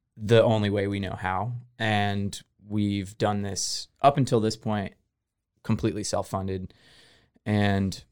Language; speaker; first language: English; native; English